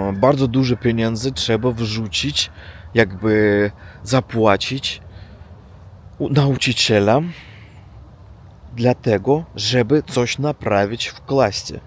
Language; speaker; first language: Polish; non-native, learner; Russian